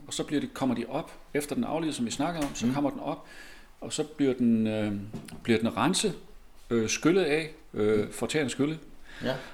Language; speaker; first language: Danish; native; Danish